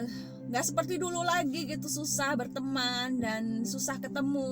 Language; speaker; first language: Indonesian; native; Indonesian